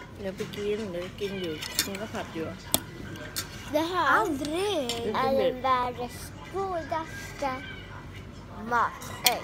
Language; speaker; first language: Swedish; early bilingual, other home language; Thai